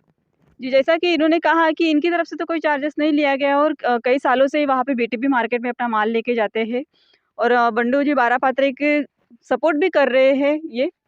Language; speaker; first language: Hindi; non-native, local second language; Marathi